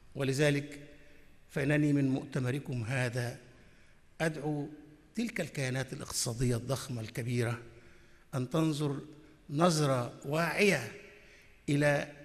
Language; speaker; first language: Arabic; native; Arabic